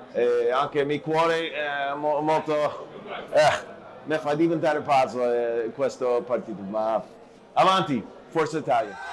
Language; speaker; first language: Italian; non-native, learner; English